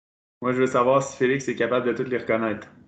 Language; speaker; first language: French; native; French